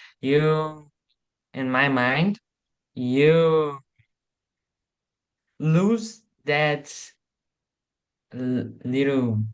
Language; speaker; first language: English; non-native, learner; Portuguese